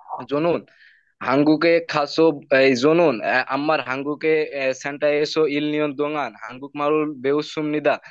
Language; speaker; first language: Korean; non-native, learner; Bangla